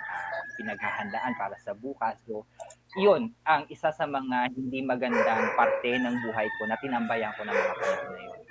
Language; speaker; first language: Filipino; native; Filipino